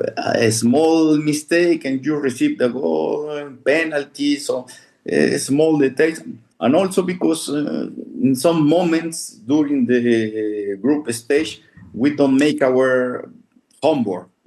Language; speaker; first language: English; non-native, fluent; Spanish